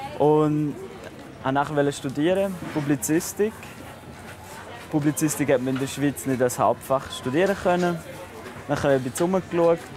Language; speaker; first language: German; native; German